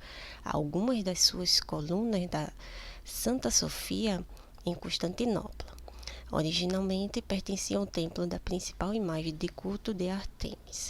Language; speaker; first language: Portuguese; native; Portuguese